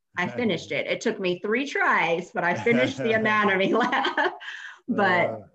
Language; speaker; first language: English; native; English